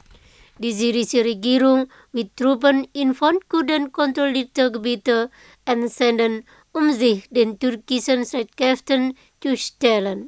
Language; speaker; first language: German; non-native, fluent; Indonesian